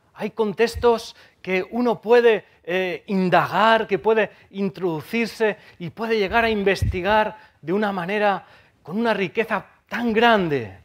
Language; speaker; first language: Spanish; native; Spanish